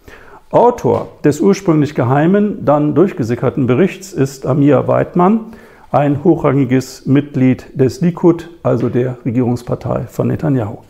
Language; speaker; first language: German; native; German